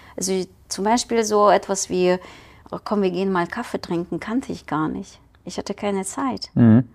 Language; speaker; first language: German; non-native, fluent; Ukrainian